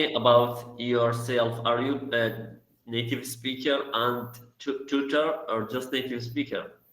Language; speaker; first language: English; non-native, learner; Arabic